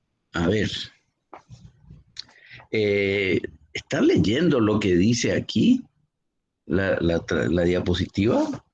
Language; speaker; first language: Spanish; native; Spanish